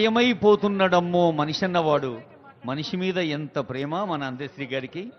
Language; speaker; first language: Telugu; native; Telugu